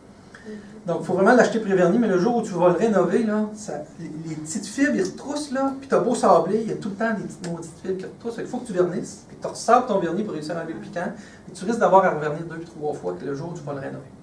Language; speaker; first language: French; native; French